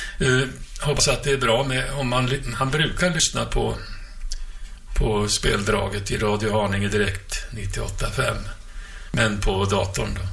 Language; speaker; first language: Swedish; native; Swedish